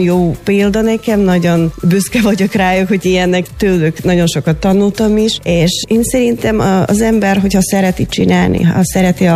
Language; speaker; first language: Hungarian; non-native, fluent; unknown